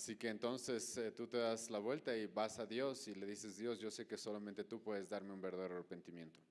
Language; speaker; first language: Spanish; native; Spanish